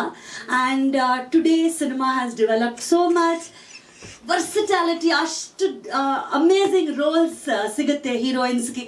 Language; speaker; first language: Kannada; non-native, fluent; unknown